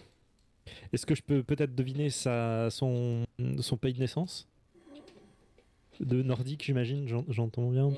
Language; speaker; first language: French; native; French